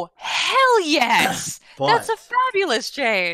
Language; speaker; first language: English; native; English